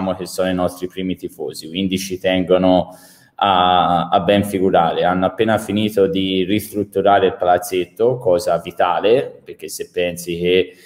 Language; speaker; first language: Italian; native; Italian